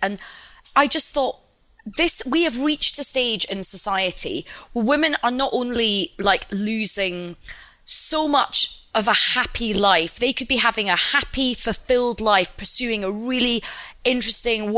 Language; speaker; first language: English; native; English